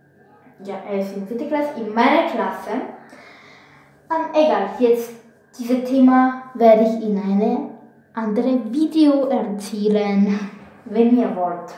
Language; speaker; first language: German; non-native, learner; Bulgarian